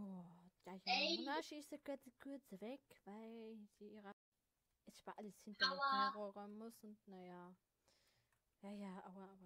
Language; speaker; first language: German; native; German